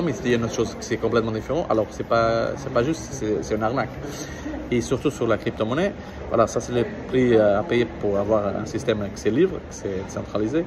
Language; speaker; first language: French; non-native, learner; Portuguese